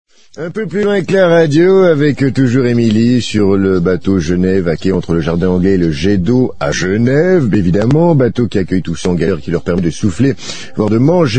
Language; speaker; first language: French; native; French